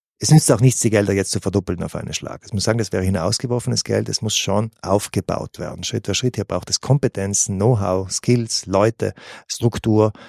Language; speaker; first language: German; native; German